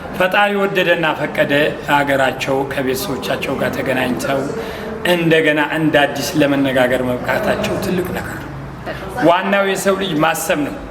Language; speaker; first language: Amharic; native; Amharic